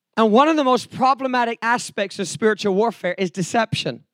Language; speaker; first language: English; native; English